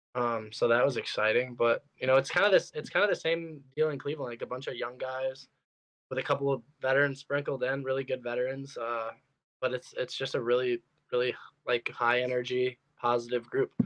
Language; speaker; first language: English; native; English